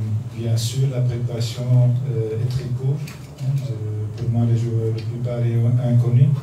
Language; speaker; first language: French; non-native, learner; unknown